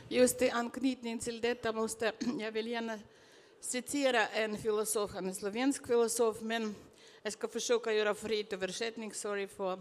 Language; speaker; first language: Swedish; non-native, fluent; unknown